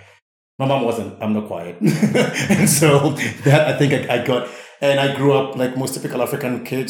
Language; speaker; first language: English; non-native, local second language; Akan